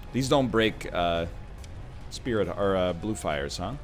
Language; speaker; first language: English; native; English